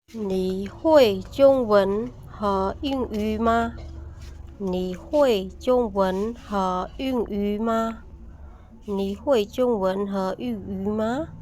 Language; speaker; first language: Chinese; non-native, learner; Khmer